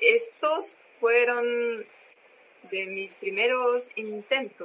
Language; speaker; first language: Spanish; non-native, learner; Portuguese